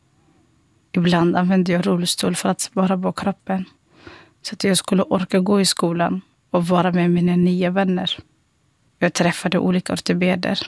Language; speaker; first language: Swedish; non-native, fluent; Somali